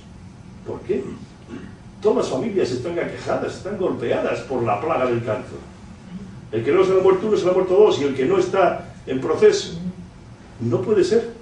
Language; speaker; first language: Spanish; native; Spanish